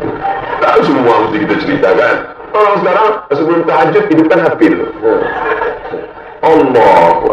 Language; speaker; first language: Indonesian; non-native, local second language; Malay